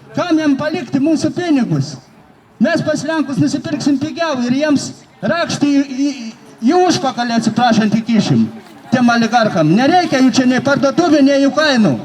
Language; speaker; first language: Lithuanian; native; Lithuanian